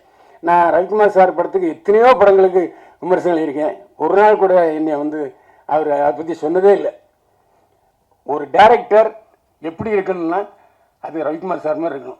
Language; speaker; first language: Tamil; native; Tamil